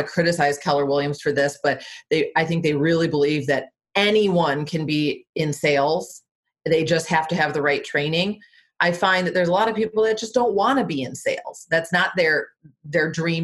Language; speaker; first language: English; native; English